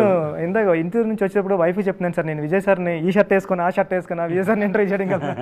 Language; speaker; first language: Telugu; native; Telugu